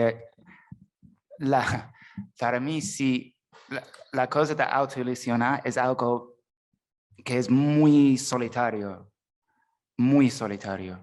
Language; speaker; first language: Spanish; non-native, fluent; English